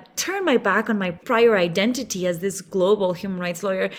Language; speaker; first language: English; non-native, fluent; Spanish